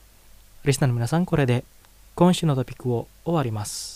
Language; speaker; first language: Japanese; non-native, fluent; Indonesian